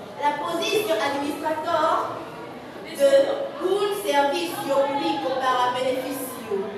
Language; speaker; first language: Spanish; non-native, learner; French